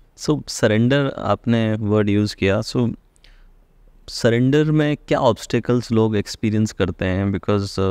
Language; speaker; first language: Hindi; native; Hindi